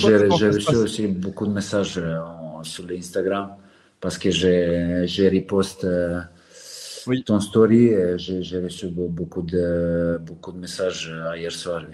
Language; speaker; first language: French; non-native, learner; Serbian